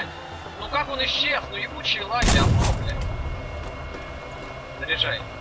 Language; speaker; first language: Russian; native; Russian